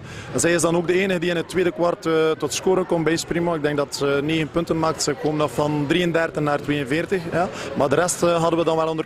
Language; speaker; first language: Dutch; non-native, local second language; French